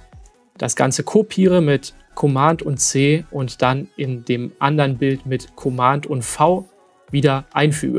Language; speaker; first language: German; native; German